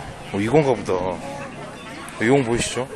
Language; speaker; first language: Korean; native; Korean